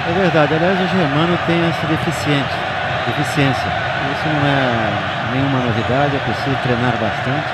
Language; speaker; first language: Portuguese; native; Portuguese